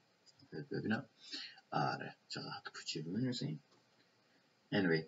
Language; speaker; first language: Persian; native; Persian